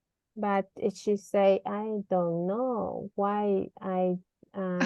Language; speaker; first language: English; non-native, learner; Spanish